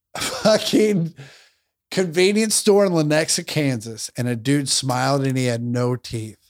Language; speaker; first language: English; native; English